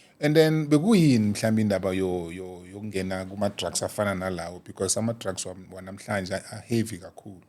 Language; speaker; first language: Zulu; non-native, local second language; South Ndebele